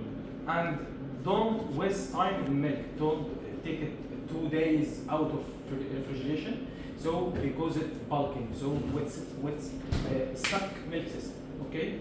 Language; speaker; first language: English; non-native, learner; Arabic